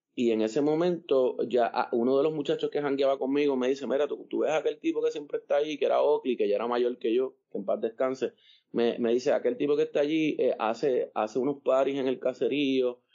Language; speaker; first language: Spanish; native; Spanish